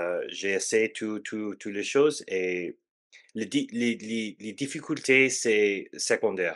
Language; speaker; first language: French; non-native, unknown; English